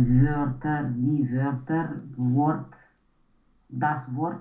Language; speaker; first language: German; non-native, learner; Romanian